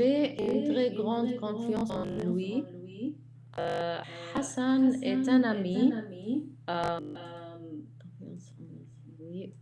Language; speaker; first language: French; non-native, fluent; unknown